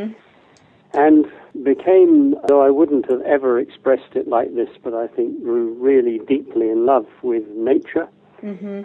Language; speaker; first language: English; native; English